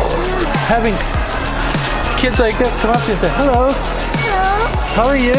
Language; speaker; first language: English; native; English